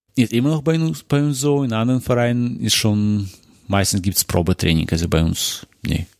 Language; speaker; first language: German; non-native, fluent; Russian